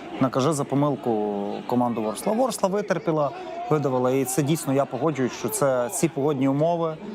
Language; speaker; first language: Ukrainian; native; Ukrainian